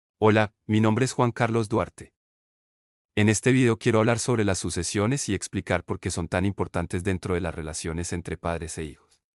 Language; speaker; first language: Spanish; native; Spanish